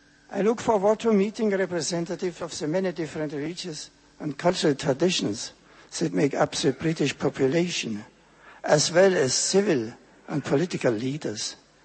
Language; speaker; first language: English; non-native, fluent; German